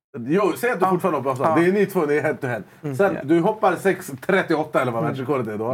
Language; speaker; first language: Swedish; native; Swedish